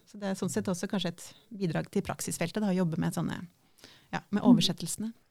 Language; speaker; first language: Norwegian; native; Norwegian